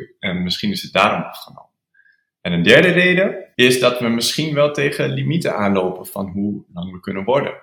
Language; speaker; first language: Dutch; native; Dutch